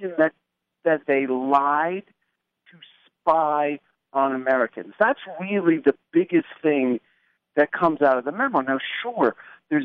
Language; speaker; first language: English; native; English